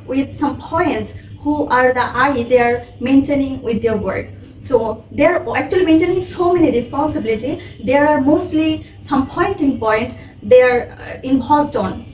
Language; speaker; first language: English; non-native, local second language; Bangla